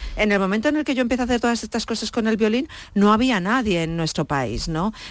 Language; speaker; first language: Spanish; native; Spanish